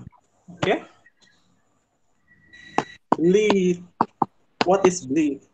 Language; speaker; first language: English; non-native, fluent; Indonesian